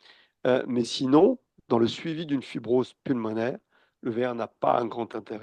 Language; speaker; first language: French; native; French